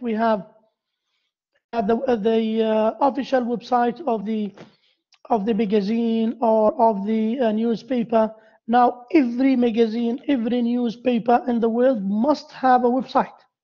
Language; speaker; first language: English; non-native, fluent; Arabic